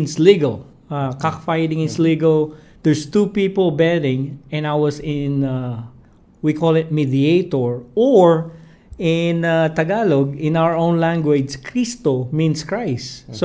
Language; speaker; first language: English; non-native, local second language; Filipino